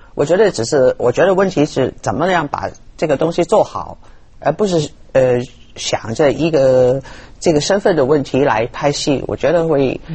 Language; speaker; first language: Chinese; non-native, fluent; Cantonese